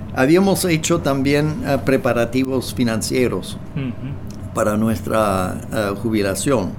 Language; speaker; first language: Spanish; non-native, fluent; English